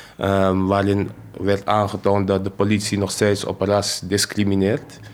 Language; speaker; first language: Dutch; native; Dutch